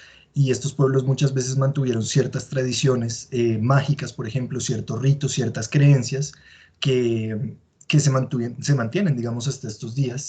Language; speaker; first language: Spanish; native; Spanish